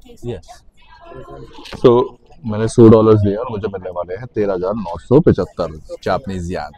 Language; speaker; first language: Hindi; native; Hindi